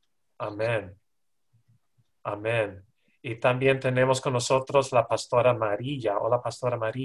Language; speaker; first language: Spanish; non-native, learner; English